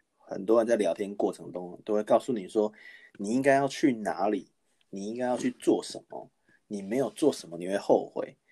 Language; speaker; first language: Chinese; native; Chinese